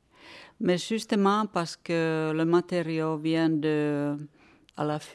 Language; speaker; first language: French; non-native, fluent; Finnish